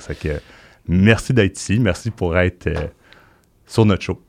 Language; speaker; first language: French; native; French